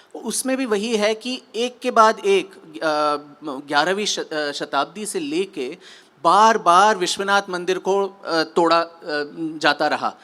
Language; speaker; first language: Hindi; non-native, local second language; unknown